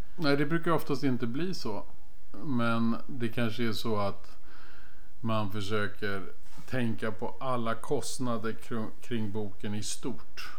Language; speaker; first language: Swedish; native; Swedish